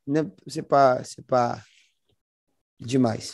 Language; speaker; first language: French; non-native, learner; Portuguese